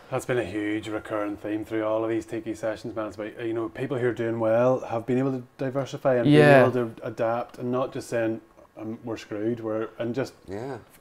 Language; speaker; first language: English; native; English